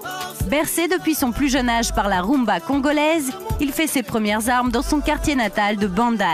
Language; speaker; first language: French; native; French